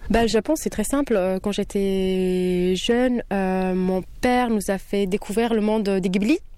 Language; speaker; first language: French; early bilingual, other home language; Kabyle